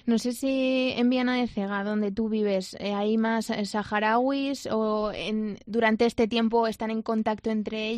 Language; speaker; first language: Spanish; native; Spanish